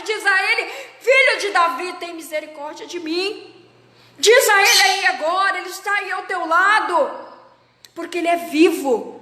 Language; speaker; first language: Portuguese; native; Portuguese